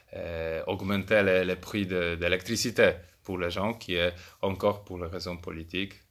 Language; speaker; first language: French; non-native, fluent; Polish